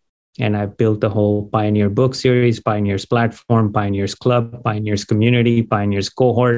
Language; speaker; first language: English; non-native, local second language; Gujarati